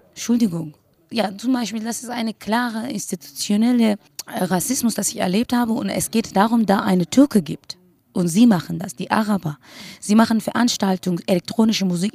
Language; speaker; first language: German; non-native, fluent; Kurdish